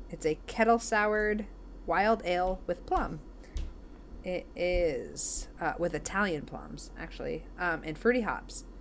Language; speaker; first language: English; native; English